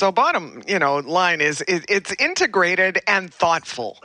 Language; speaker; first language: English; native; English